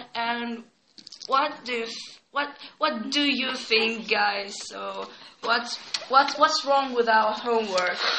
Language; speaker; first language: English; non-native, learner; Russian